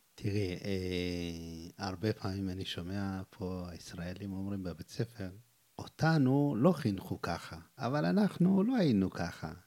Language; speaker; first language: Hebrew; non-native, fluent; Amharic